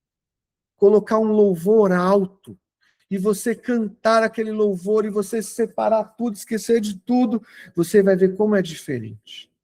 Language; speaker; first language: Portuguese; native; Portuguese